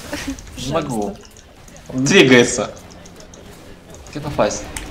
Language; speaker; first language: Russian; native; Russian